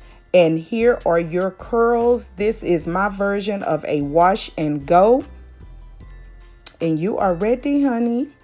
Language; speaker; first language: English; native; English